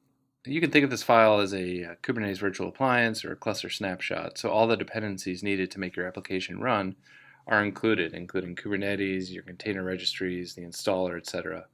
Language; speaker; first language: English; native; English